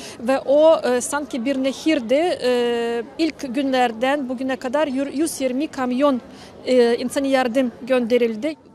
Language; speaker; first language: Turkish; non-native, learner; Ukrainian